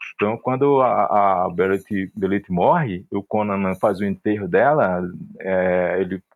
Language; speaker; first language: Portuguese; native; Portuguese